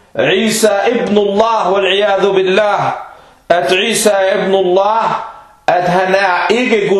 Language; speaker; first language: Danish; non-native, fluent; Arabic